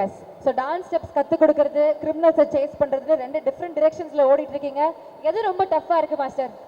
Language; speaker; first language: Tamil; native; Tamil